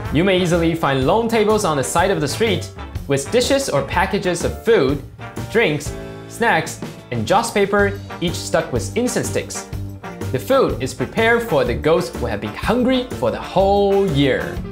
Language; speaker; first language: English; non-native, fluent; Chinese